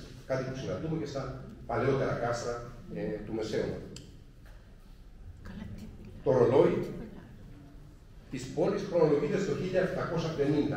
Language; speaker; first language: Greek; native; Greek